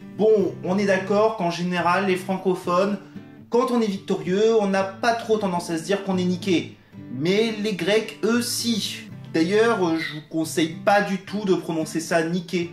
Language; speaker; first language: French; native; French